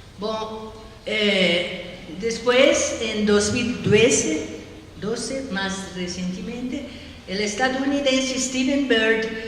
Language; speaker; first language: Spanish; non-native, learner; Portuguese